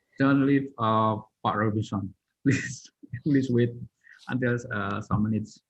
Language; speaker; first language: English; non-native, learner; Indonesian